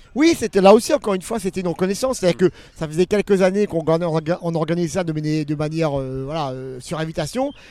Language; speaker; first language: French; native; French